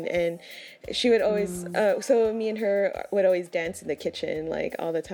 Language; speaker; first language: English; native; English